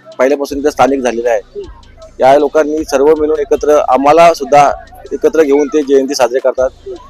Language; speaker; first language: Marathi; non-native, local second language; Lambadi